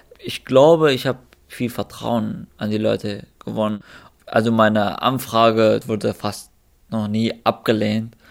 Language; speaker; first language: German; non-native, fluent; Kurdish